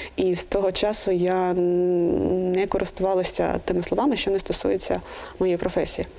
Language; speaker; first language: Ukrainian; non-native, local second language; Russian